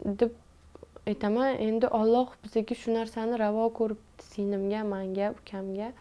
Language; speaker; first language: Uzbek; non-native, local second language; Tajik